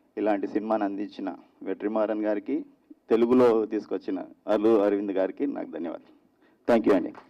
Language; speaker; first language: Telugu; native; Telugu